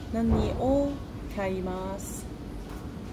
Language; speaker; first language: Japanese; non-native, learner; English